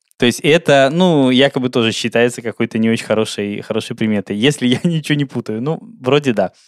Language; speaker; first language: Russian; native; Russian